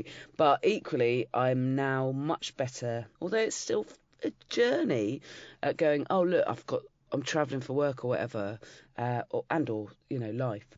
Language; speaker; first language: English; native; English